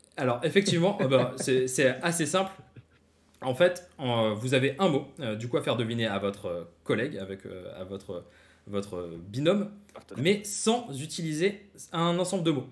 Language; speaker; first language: French; native; French